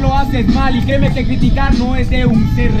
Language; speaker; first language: Spanish; native; Spanish